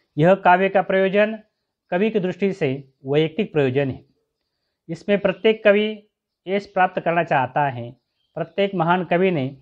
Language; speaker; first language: Hindi; non-native, local second language; Marathi